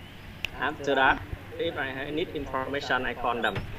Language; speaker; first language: English; non-native, learner; Vietnamese